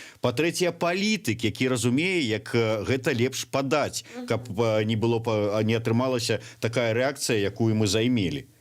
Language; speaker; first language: Belarusian; non-native, local second language; Russian